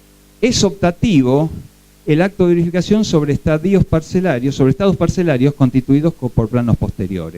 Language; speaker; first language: Spanish; native; Spanish